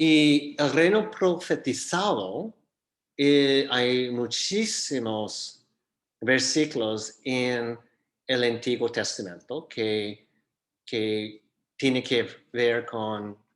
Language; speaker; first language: Spanish; non-native, fluent; English